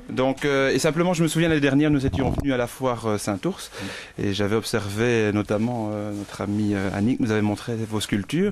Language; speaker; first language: French; native; French